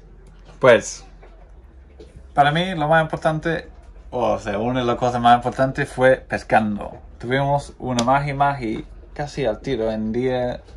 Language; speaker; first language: Spanish; non-native, fluent; English